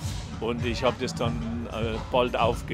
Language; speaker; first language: German; non-native, local second language; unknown